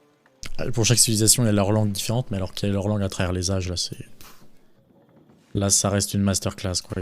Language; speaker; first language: French; native; French